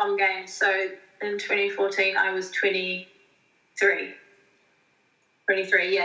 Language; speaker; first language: English; native; English